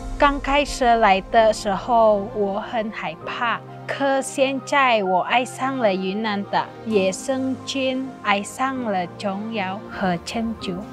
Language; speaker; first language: Chinese; non-native, fluent; Indonesian